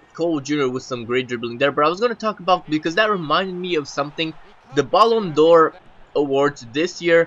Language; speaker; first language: English; native; English